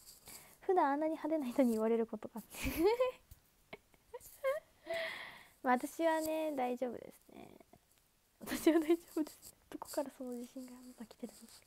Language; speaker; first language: Japanese; native; Japanese